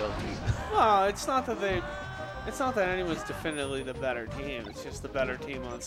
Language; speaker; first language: English; native; English